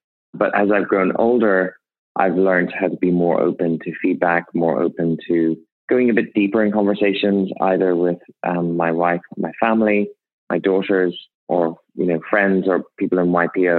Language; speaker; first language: English; native; English